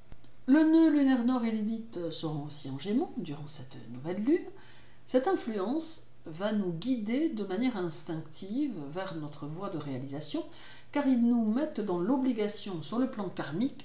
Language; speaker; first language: French; native; French